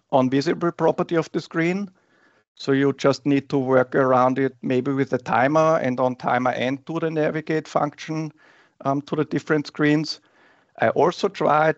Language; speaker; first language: English; non-native, fluent; German